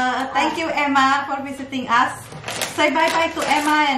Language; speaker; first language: English; non-native, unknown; Indonesian